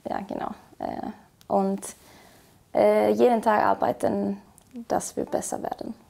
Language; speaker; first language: German; non-native, fluent; Icelandic